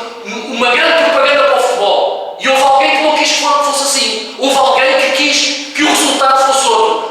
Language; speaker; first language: Portuguese; native; Portuguese